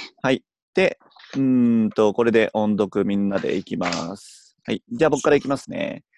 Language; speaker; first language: Japanese; native; Japanese